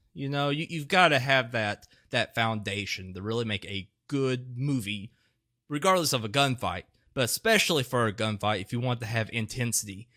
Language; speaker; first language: English; native; English